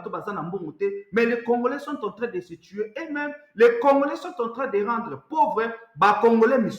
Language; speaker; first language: French; non-native, local second language; Lingala